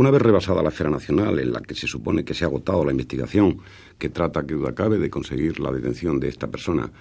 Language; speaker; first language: Spanish; native; Spanish